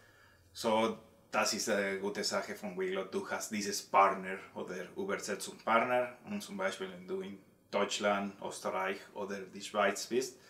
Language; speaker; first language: German; non-native, learner; Spanish